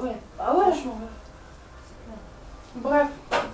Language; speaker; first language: French; native; French